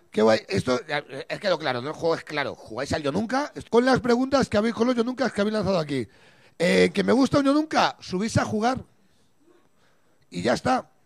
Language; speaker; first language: Spanish; native; Spanish